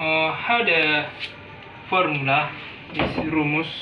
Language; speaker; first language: English; non-native, learner; Indonesian